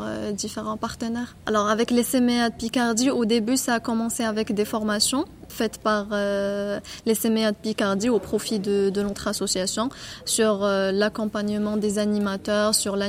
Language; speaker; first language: French; non-native, local second language; Arabic